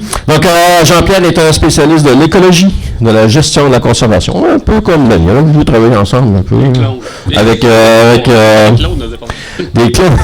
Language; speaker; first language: French; native; French